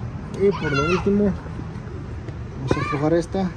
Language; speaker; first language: Spanish; early bilingual, heritage; Spanish